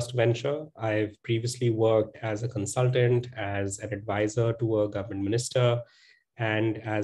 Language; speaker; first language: English; non-native, local second language; Hindi